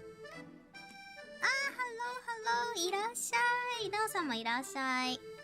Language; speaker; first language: Japanese; native; Japanese